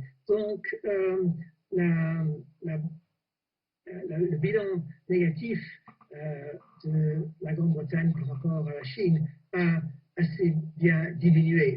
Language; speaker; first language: French; non-native, fluent; English